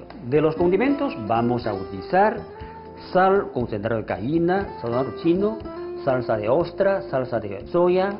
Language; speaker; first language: Spanish; non-native, fluent; Chinese